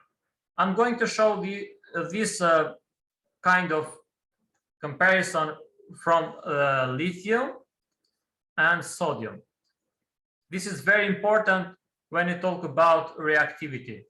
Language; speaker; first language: English; non-native, fluent; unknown